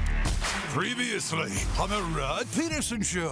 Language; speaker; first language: English; native; English